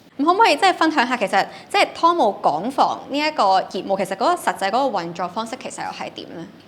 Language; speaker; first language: Cantonese; native; Cantonese